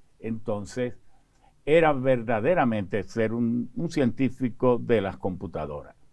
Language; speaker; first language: Spanish; early bilingual, other home language; French